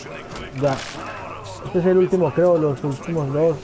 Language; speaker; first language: Spanish; native; Spanish